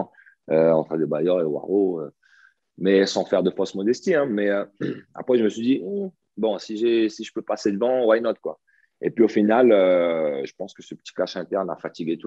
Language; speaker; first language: French; native; French